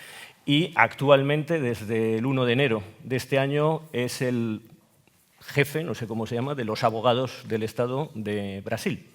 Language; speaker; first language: Spanish; native; Spanish